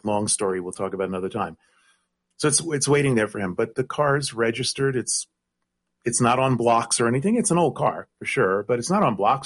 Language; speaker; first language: English; native; English